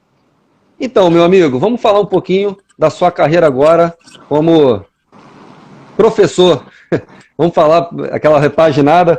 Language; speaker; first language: Portuguese; native; Portuguese